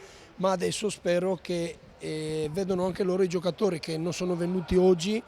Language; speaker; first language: Italian; non-native, fluent; Romanian